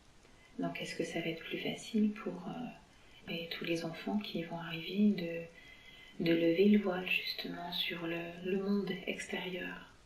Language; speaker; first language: French; native; French